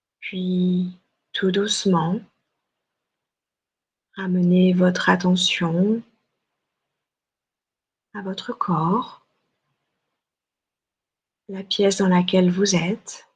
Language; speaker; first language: French; native; French